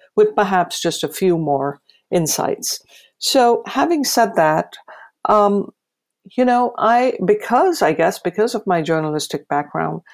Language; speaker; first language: English; non-native, local second language; Gujarati